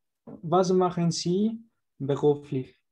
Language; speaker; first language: German; non-native, learner; Spanish